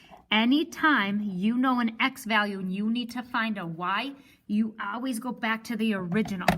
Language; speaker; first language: English; native; English